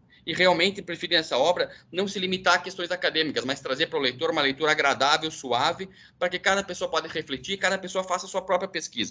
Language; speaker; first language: Portuguese; native; Portuguese